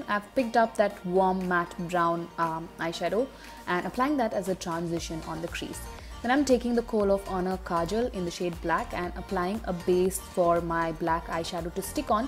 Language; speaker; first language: English; non-native, local second language; Tamil